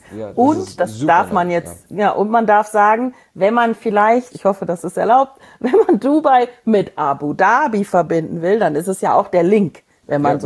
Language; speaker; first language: German; native; German